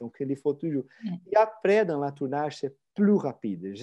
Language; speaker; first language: French; non-native, fluent; Portuguese